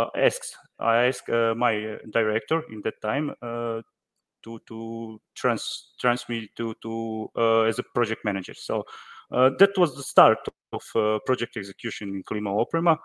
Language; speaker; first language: English; non-native, learner; Croatian